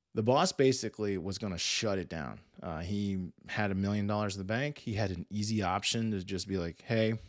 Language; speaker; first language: English; native; English